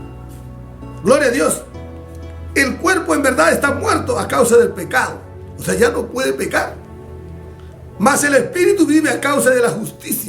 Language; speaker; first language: Spanish; native; Spanish